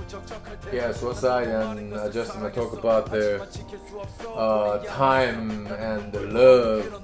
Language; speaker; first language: English; non-native, learner; Korean